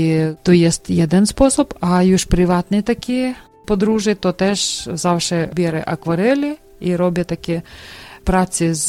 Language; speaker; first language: Polish; non-native, learner; Ukrainian